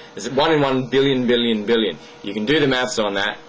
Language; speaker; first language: English; native; English